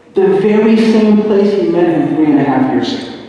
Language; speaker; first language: English; native; English